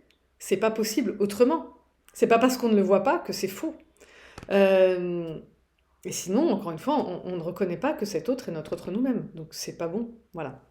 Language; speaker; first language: French; native; French